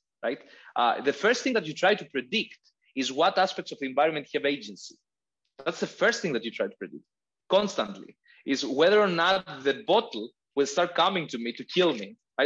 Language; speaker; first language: English; non-native, fluent; Greek